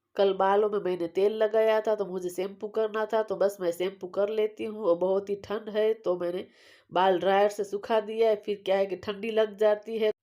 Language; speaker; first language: Hindi; non-native, local second language; Gujarati